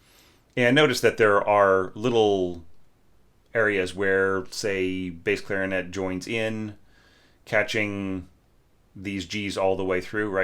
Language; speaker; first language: English; native; English